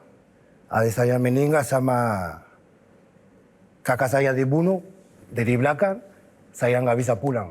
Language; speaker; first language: Indonesian; non-native, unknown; Spanish